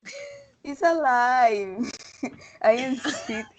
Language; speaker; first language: English; non-native, learner; Spanish